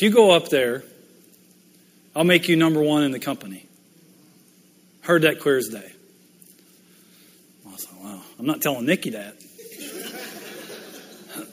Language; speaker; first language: English; native; English